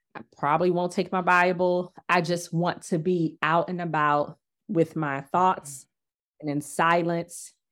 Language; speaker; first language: English; native; English